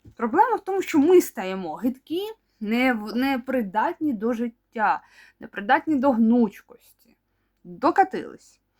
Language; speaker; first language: Ukrainian; non-native, local second language; Russian